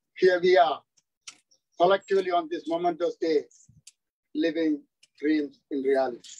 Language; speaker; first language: English; non-native, local second language; Tamil